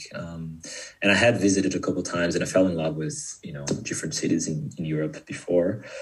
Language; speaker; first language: English; non-native, fluent; Portuguese